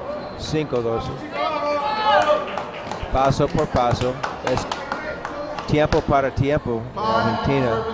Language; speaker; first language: Spanish; non-native, learner; English